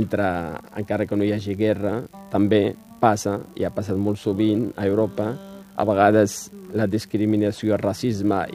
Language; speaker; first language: Catalan; non-native, fluent; Riffian